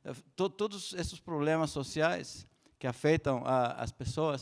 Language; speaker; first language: Portuguese; non-native, fluent; Spanish